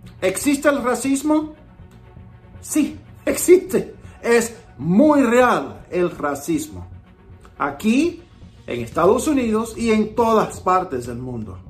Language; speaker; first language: Spanish; early bilingual, heritage; Spanish